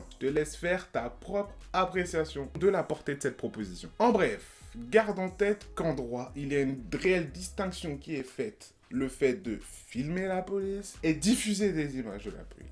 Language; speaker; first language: French; native; French